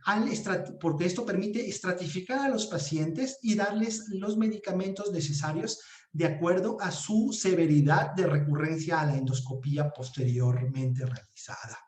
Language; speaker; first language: Spanish; native; Spanish